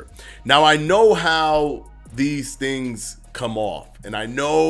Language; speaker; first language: English; native; English